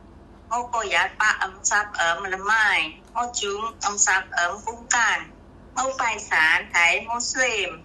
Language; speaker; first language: Chinese; non-native, learner; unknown